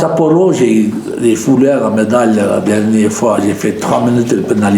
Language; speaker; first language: French; non-native, local second language; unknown